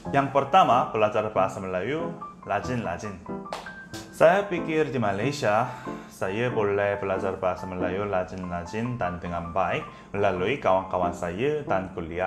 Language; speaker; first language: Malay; non-native, learner; Korean